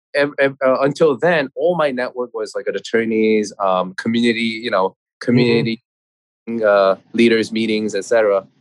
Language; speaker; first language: English; non-native, fluent; Korean